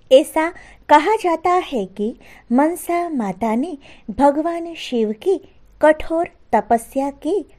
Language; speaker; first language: Hindi; non-native, local second language; Gujarati